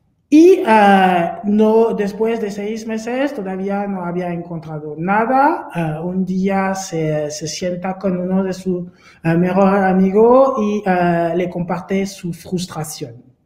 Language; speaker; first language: Spanish; non-native, fluent; French